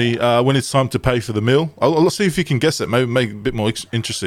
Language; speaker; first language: English; non-native, local second language; Tongan